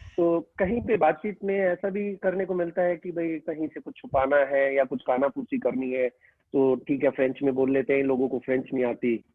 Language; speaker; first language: Hindi; native; Hindi